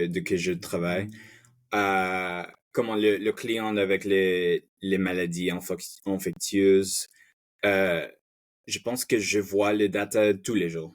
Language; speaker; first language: French; non-native, fluent; Spanish